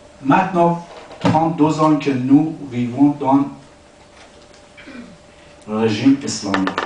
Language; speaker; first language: French; non-native, learner; Persian